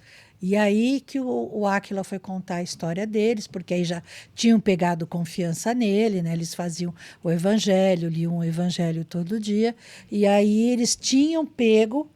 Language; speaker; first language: Portuguese; native; Portuguese